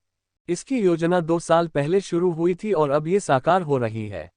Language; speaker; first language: Hindi; native; Hindi